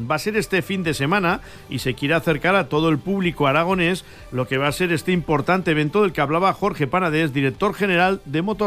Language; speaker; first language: Spanish; native; Spanish